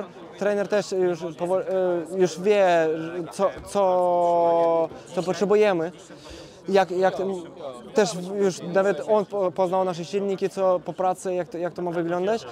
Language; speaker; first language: Polish; non-native, fluent; Russian